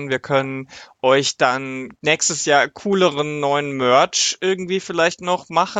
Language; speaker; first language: German; native; German